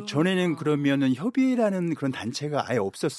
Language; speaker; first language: Korean; native; Korean